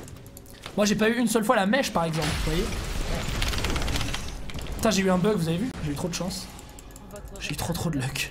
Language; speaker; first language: French; native; French